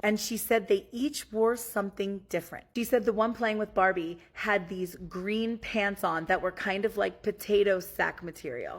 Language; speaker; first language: English; native; English